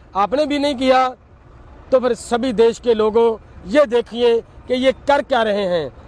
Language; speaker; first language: Hindi; non-native, local second language; Punjabi